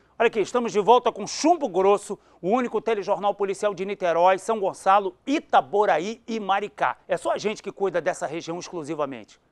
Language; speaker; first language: Portuguese; native; Portuguese